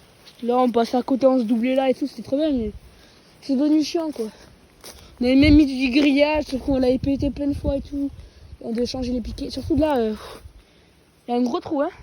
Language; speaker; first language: French; native; French